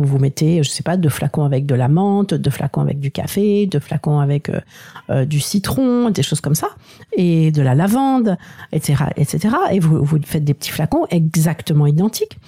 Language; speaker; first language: French; native; French